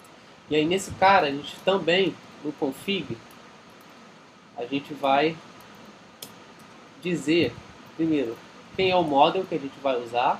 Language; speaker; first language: Portuguese; native; Portuguese